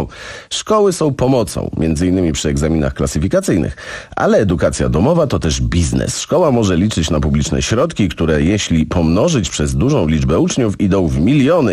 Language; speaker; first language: Polish; native; Polish